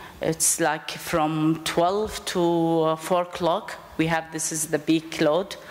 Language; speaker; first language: English; non-native, learner; Arabic